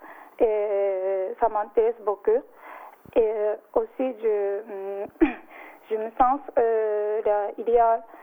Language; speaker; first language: French; non-native, learner; Japanese